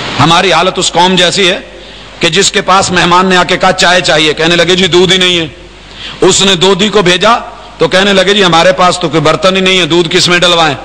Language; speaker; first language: Urdu; non-native, local second language; Punjabi